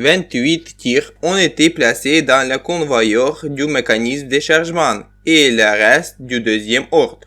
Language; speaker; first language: French; non-native, learner; Ukrainian